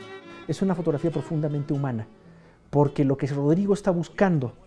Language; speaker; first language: Spanish; native; Spanish